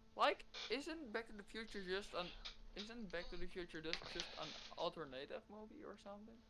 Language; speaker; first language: English; non-native, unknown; Dutch